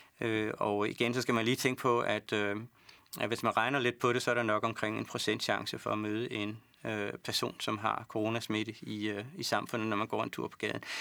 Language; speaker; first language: Danish; native; Danish